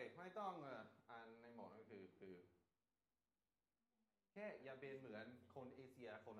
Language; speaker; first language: Thai; non-native, fluent; English